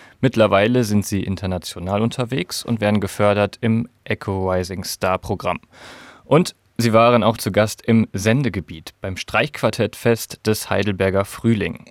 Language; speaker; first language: German; native; German